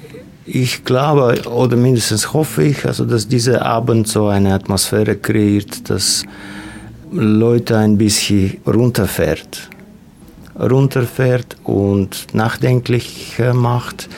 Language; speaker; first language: German; non-native, fluent; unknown